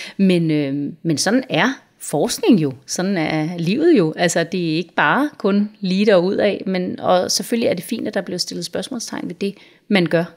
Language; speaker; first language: Danish; native; Danish